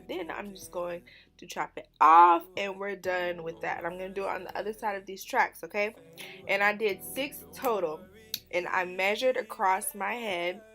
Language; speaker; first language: English; native; English